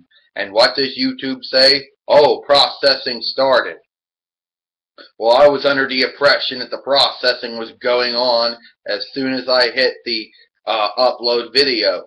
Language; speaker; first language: English; native; English